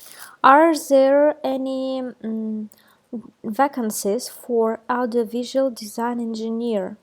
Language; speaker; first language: English; non-native, fluent; Russian